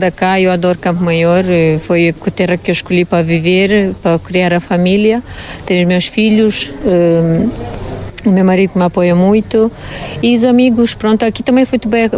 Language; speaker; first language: Portuguese; non-native, fluent; Romanian